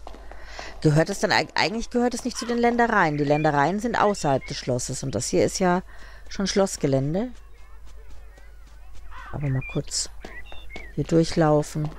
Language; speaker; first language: German; native; German